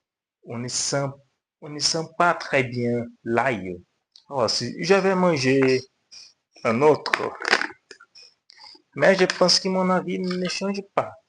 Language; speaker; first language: French; non-native, learner; Portuguese